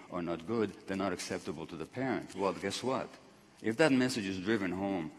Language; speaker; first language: English; non-native, fluent; Hungarian